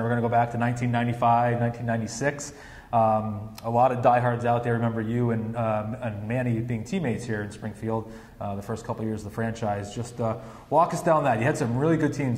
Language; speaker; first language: English; native; English